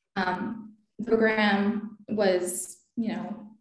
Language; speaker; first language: English; native; English